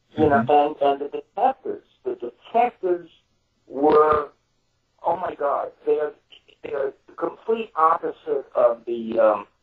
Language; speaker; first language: English; native; English